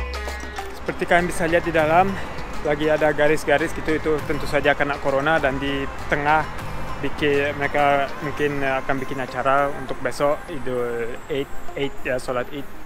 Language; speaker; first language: Indonesian; early bilingual, heritage; German